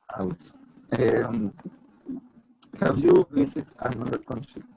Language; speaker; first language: English; non-native, learner; Spanish